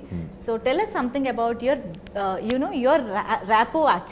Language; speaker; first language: Telugu; native; Telugu